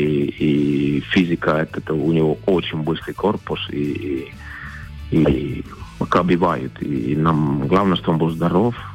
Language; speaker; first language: Russian; non-native, fluent; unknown